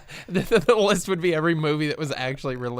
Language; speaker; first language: English; native; English